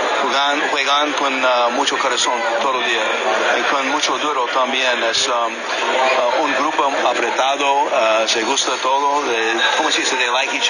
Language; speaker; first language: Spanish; non-native, learner; English